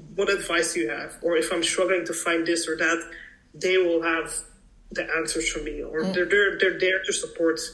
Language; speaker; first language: English; early bilingual, heritage; English